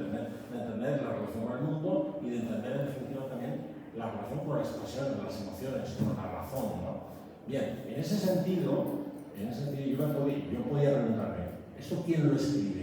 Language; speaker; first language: Spanish; native; Spanish